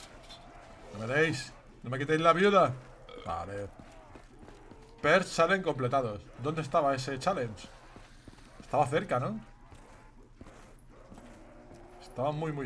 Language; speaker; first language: Spanish; native; Spanish